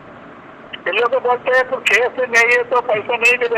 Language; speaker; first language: Hindi; non-native, local second language; Malayalam